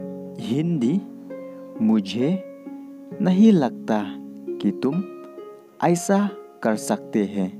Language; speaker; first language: Hindi; non-native, local second language; Khasi